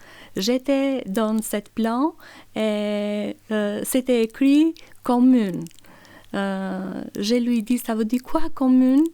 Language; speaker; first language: French; non-native, learner; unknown